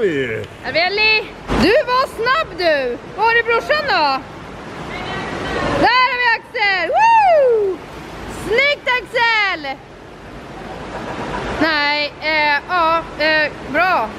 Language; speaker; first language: Swedish; native; Swedish